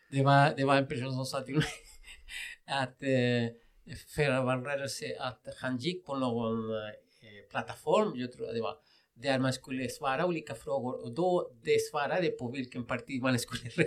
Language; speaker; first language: Swedish; non-native, fluent; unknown